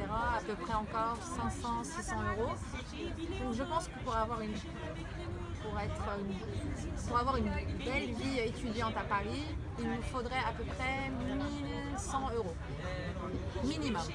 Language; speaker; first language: French; non-native, fluent; Turkish